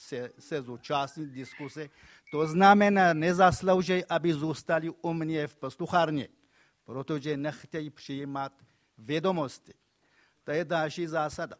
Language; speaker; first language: Czech; non-native, fluent; Kurdish